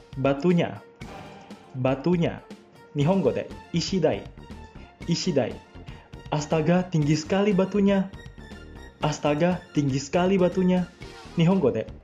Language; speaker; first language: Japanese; non-native, fluent; Indonesian